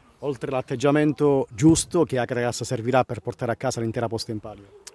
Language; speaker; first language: Italian; native; Italian